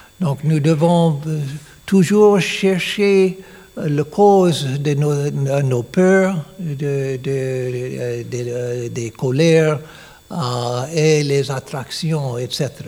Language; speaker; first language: French; non-native, learner; English